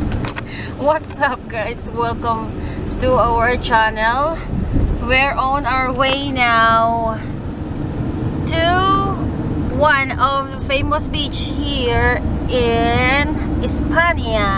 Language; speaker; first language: English; non-native, local second language; Cebuano